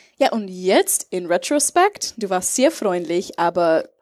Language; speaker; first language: German; non-native, learner; English